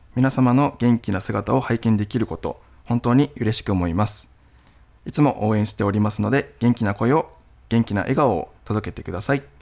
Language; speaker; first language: Japanese; native; Japanese